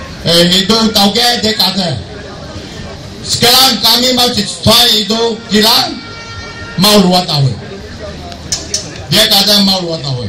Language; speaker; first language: Indonesian; non-native, local second language; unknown